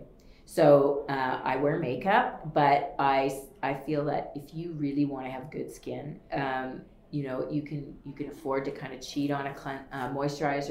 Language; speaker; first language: English; native; English